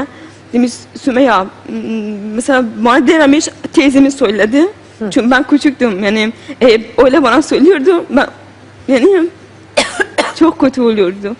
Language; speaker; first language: Turkish; non-native, learner; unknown